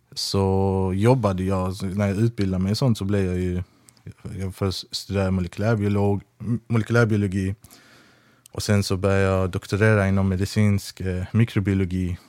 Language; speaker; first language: Swedish; early bilingual, other home language; Persian